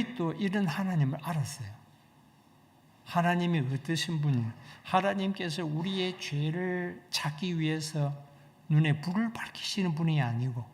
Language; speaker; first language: Korean; native; Korean